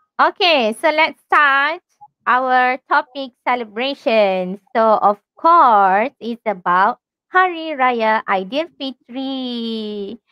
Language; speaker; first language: English; non-native, local second language; Malay